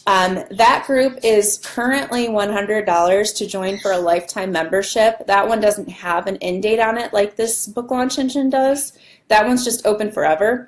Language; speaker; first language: English; native; English